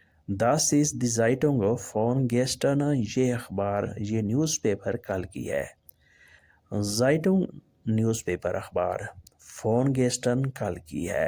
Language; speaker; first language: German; non-native, learner; Urdu